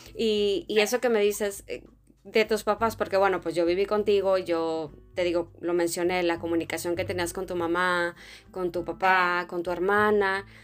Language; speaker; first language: Spanish; native; Spanish